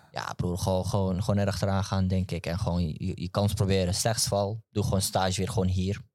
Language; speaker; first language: Dutch; early bilingual, other home language; Turkish